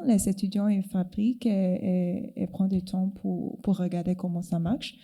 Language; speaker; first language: French; non-native, fluent; Cantonese